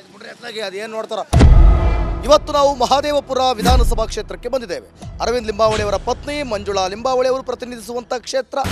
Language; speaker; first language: Kannada; native; Kannada